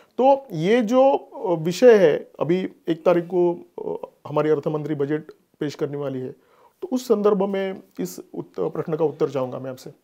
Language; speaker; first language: Hindi; non-native, local second language; Marathi